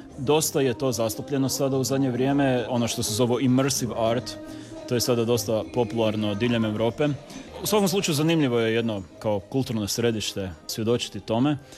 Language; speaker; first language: Croatian; native; Croatian